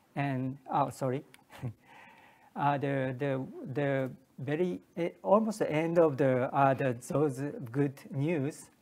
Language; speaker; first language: English; non-native, learner; Japanese